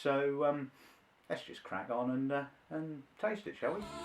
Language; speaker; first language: English; native; English